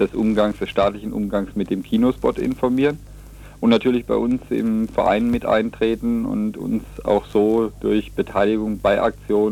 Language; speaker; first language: German; native; German